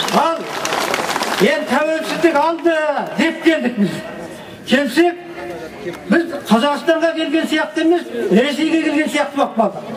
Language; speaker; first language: Kazakh; early bilingual, heritage; Kazakh